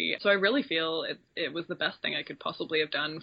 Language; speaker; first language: English; native; English